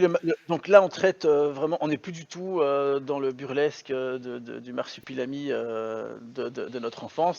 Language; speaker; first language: French; native; French